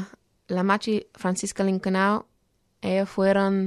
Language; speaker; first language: Spanish; non-native, fluent; English